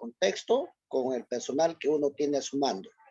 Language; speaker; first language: Spanish; native; Spanish